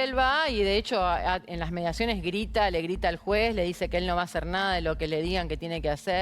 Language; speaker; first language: Spanish; native; Spanish